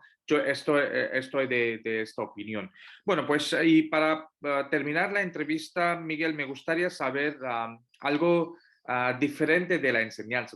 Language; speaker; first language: Spanish; non-native, fluent; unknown